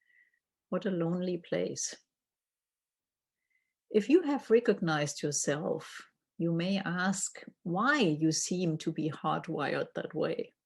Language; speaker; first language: English; non-native, fluent; German